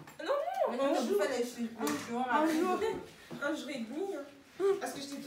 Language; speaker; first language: French; native; French